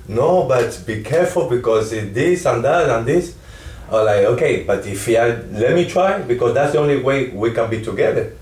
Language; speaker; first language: English; non-native, learner; Spanish